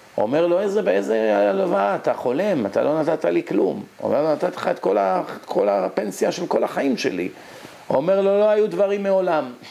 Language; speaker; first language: Hebrew; native; Hebrew